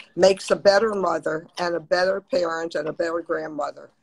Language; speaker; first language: English; native; English